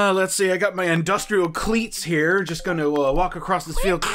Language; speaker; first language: English; native; English